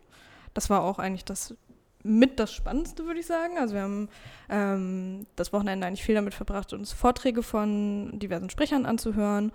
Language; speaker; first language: German; native; German